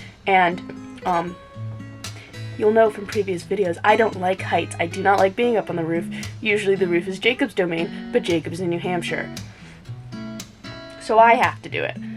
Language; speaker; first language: English; native; English